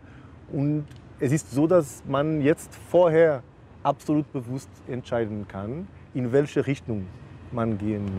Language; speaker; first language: German; non-native, fluent; Portuguese